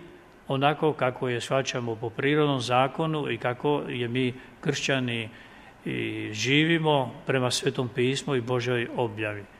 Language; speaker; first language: Croatian; native; Croatian